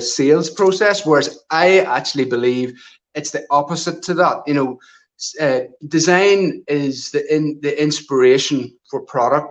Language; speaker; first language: English; native; English